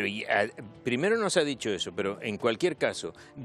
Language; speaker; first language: Spanish; native; Spanish